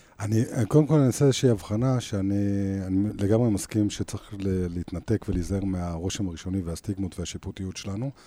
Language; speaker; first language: Hebrew; native; Hebrew